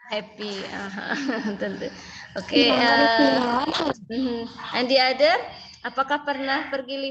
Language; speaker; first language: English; non-native, learner; Indonesian